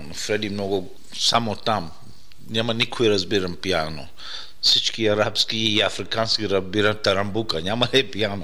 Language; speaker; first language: Bulgarian; non-native, learner; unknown